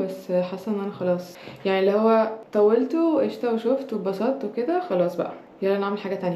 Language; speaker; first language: Arabic; native; Arabic